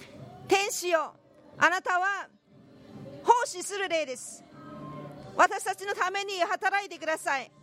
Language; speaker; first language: Japanese; non-native, fluent; Korean